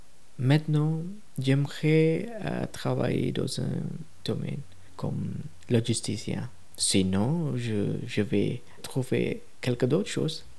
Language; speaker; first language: French; non-native, fluent; Tamil